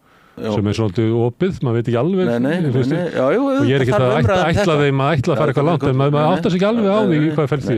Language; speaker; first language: Icelandic; native; Icelandic